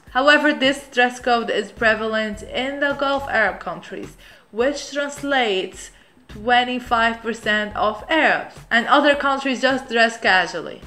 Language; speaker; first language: English; non-native, fluent; Arabic